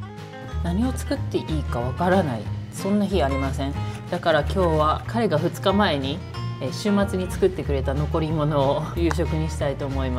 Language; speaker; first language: Japanese; native; Japanese